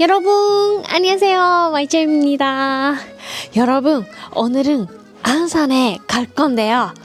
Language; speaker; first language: Korean; non-native, learner; Japanese